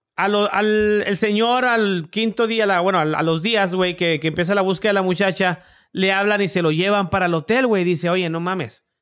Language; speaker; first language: Spanish; early bilingual, heritage; English